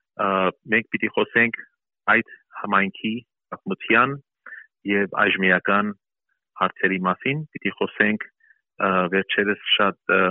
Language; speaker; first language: Armenian; early bilingual, heritage; Armenian